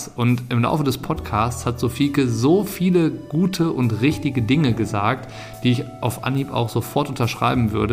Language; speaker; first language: German; native; German